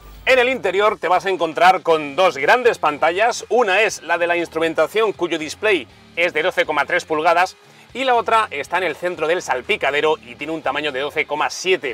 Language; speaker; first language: Spanish; native; Spanish